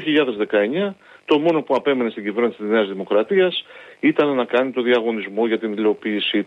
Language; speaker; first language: Greek; native; Greek